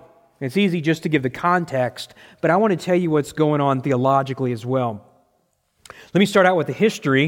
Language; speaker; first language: English; native; English